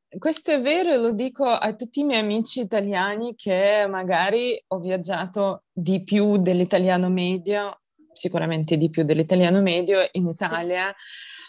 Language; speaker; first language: Italian; non-native, fluent; Russian